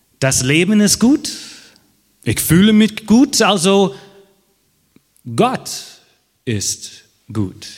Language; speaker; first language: German; non-native, fluent; English